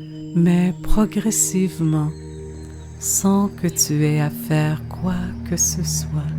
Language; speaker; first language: French; native; French